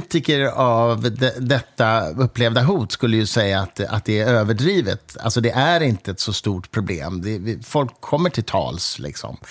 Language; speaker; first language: Swedish; native; Swedish